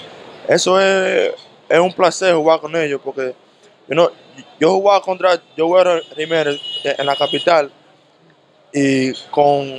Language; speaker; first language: Spanish; early bilingual, heritage; English